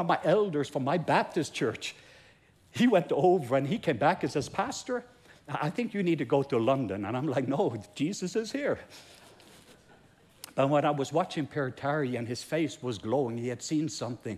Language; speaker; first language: English; non-native, fluent; Norwegian